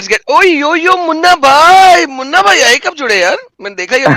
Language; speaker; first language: Hindi; native; Hindi